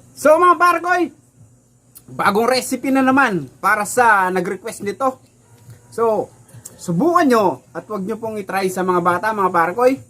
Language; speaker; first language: Filipino; non-native, local second language; Pampanga